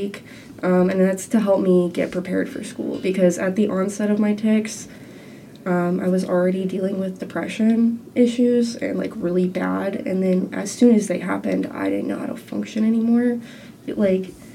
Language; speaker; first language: English; native; English